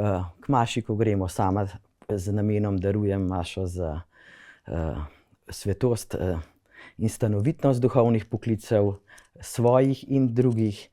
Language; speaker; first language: Slovenian; native; Slovenian